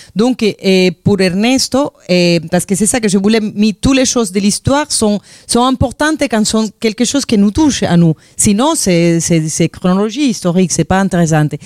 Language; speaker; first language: French; non-native, fluent; Spanish